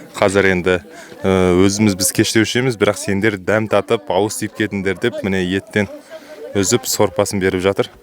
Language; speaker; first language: Kazakh; native; Kazakh